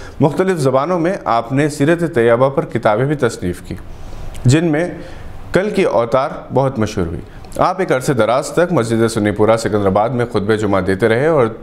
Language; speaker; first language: Urdu; native; Urdu